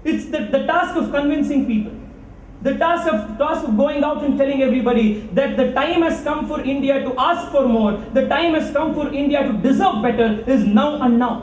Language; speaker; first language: English; non-native, local second language; Kannada